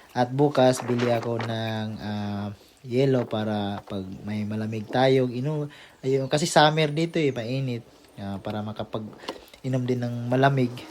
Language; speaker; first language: Filipino; non-native, local second language; Cebuano